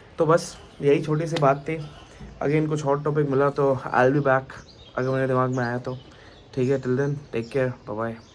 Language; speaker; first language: Hindi; native; Hindi